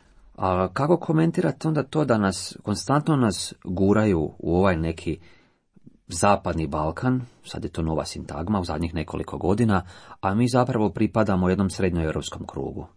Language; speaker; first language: Croatian; native; Croatian